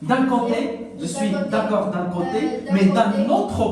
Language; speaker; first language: French; non-native, local second language; Arabic